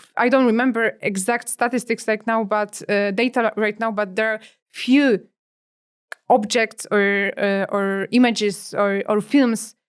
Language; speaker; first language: English; non-native, fluent; Polish